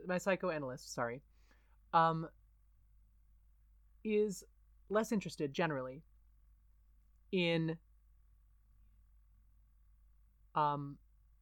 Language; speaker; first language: English; native; English